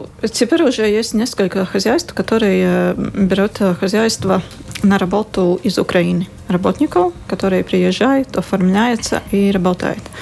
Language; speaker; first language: Russian; non-native, local second language; Latvian